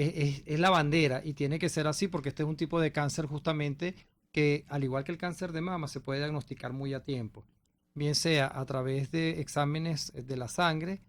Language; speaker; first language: Spanish; native; Spanish